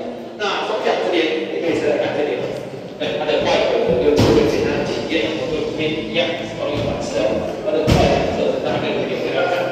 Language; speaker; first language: Chinese; native; Chinese